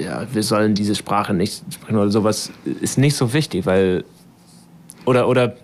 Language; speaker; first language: German; non-native, fluent; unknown